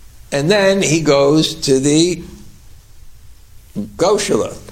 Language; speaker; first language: English; native; English